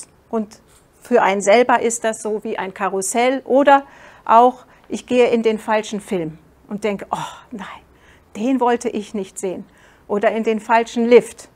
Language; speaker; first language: German; non-native, fluent; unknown